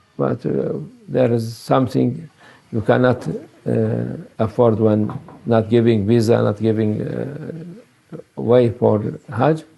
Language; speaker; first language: English; non-native, learner; Turkish